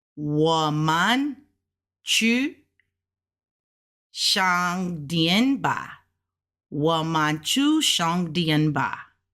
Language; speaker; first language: Chinese; non-native, learner; English